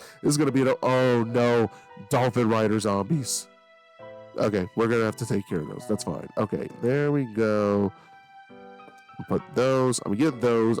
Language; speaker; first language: English; native; English